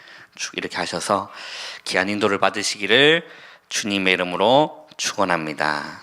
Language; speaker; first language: Korean; native; Korean